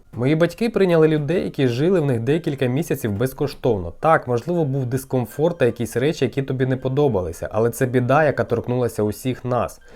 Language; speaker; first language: Ukrainian; non-native, local second language; Russian